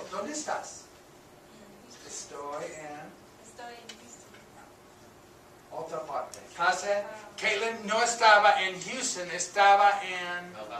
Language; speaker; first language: Spanish; non-native, fluent; English